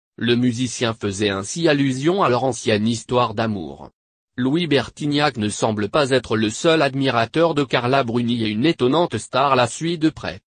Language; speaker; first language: French; native; French